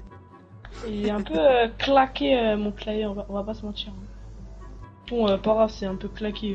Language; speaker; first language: French; native; French